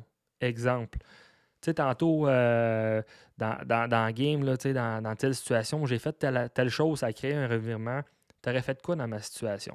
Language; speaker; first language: French; native; French